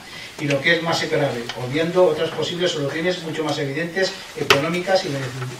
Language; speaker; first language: Spanish; native; Spanish